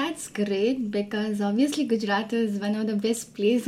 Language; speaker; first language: English; non-native, local second language; Gujarati